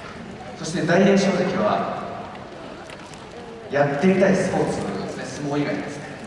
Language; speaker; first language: Japanese; native; Japanese